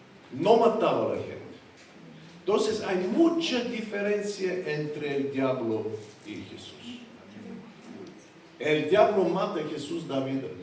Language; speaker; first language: Spanish; non-native, fluent; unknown